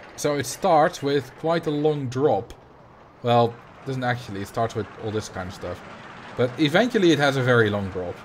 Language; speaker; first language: English; non-native, fluent; Dutch